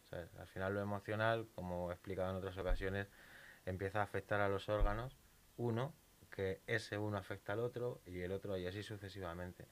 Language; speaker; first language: Spanish; native; Spanish